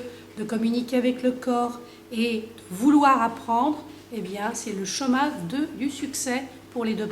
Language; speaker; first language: French; non-native, fluent; Greek